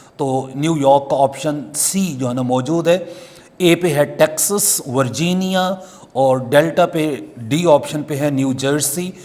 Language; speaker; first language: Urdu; non-native, local second language; Punjabi